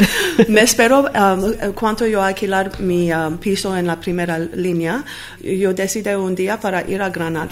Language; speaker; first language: Spanish; non-native, learner; Armenian